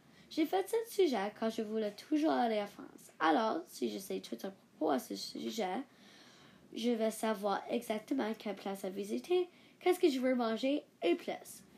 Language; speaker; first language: French; non-native, learner; English